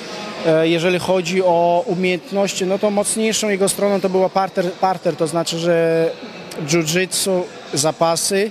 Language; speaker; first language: Polish; non-native, fluent; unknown